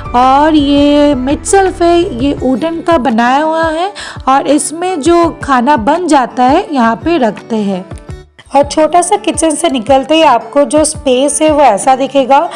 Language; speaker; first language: Hindi; non-native, local second language; Bangla